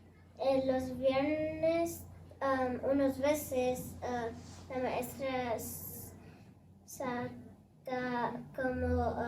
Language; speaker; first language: Spanish; early bilingual, heritage; Spanish